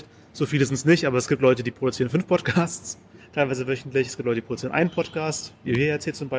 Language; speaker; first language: German; native; German